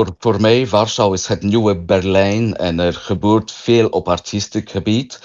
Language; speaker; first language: Dutch; non-native, learner; English